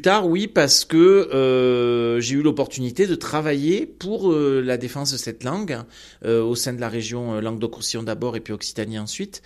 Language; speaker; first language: French; non-native, local second language; Occitan